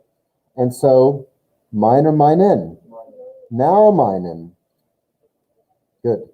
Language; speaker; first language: German; non-native, learner; English